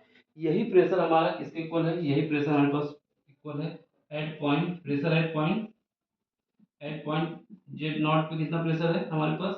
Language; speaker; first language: Hindi; native; Hindi